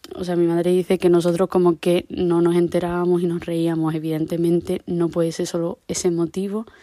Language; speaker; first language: Spanish; native; Spanish